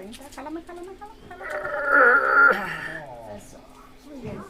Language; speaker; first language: Spanish; native; Spanish